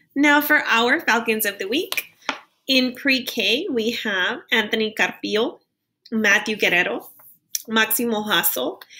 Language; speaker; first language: English; native; English